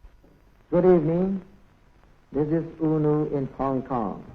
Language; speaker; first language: English; non-native, local second language; Burmese